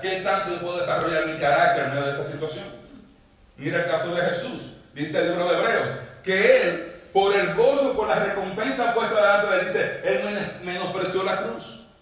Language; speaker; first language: Spanish; native; Spanish